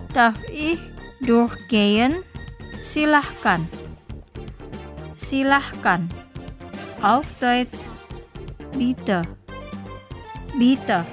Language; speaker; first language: German; non-native, fluent; Indonesian